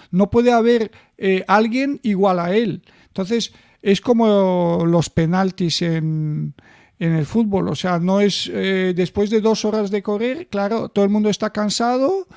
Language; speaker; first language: Spanish; non-native, fluent; Bulgarian